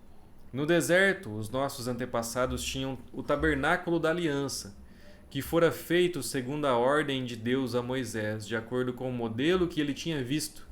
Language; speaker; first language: Portuguese; native; Portuguese